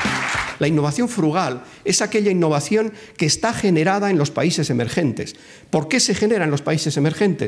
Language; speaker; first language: Spanish; native; Spanish